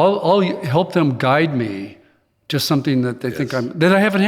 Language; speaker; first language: English; native; English